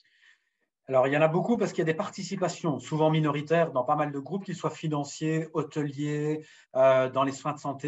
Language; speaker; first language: French; native; French